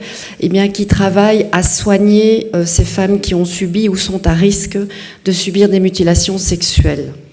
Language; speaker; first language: French; native; French